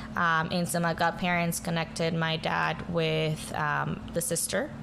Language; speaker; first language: English; early bilingual, other home language; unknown